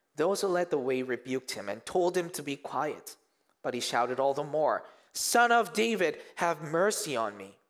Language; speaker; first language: English; early bilingual, other home language; Korean